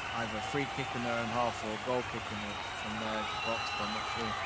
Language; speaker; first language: English; native; English